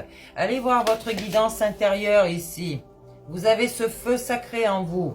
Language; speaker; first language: French; native; French